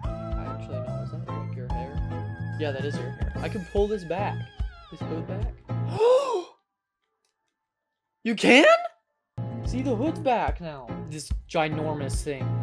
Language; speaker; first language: English; native; English